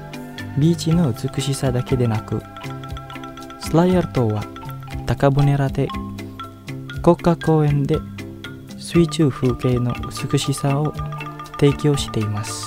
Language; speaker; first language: Japanese; non-native, fluent; Indonesian